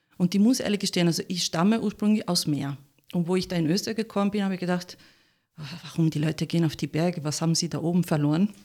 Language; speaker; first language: German; non-native, fluent; Italian